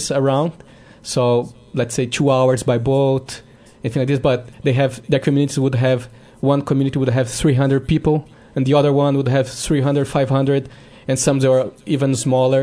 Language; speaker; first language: English; non-native, fluent; Portuguese